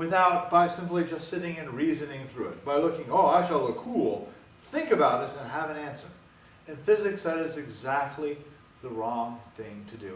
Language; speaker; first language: English; native; English